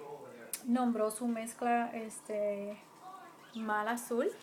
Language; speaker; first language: Spanish; early bilingual, heritage; Spanish